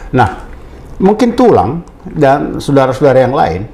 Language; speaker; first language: Indonesian; native; Indonesian